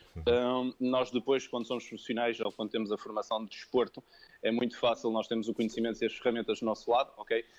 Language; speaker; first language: Portuguese; early bilingual, other home language; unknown